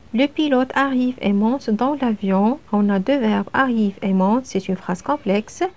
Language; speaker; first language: French; non-native, local second language; Arabic